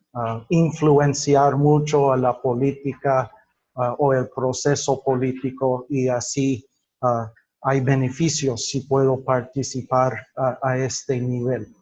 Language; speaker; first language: Spanish; non-native, fluent; English